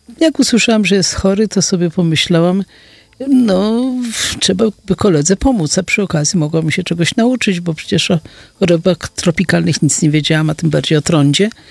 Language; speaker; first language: Polish; native; Polish